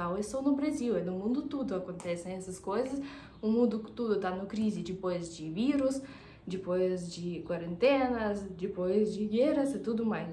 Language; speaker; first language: Portuguese; non-native, fluent; Russian